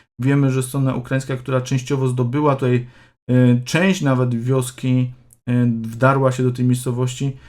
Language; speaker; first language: Polish; native; Polish